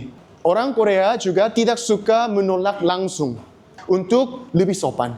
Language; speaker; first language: Indonesian; non-native, learner; Korean